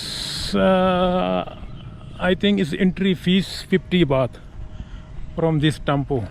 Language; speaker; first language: English; non-native, learner; Urdu